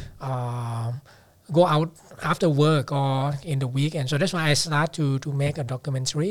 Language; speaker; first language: English; non-native, fluent; Thai